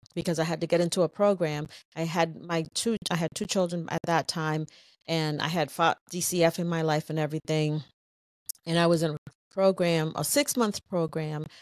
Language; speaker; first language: English; native; English